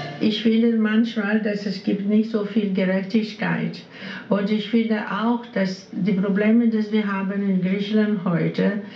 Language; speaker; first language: German; non-native, learner; Greek